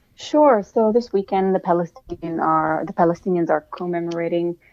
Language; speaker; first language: English; non-native, fluent; Arabic